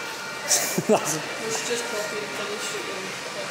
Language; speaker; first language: English; native; English